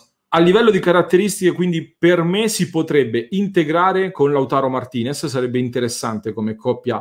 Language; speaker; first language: Italian; native; Italian